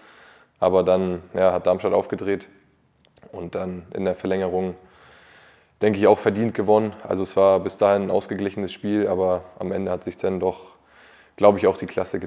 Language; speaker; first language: German; native; German